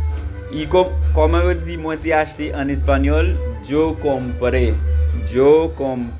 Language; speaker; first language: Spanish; non-native, fluent; Haitian Creole